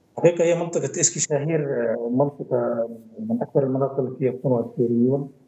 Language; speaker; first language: Arabic; native; Arabic